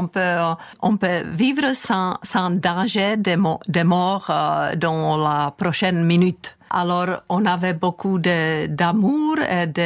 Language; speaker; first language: French; non-native, fluent; Czech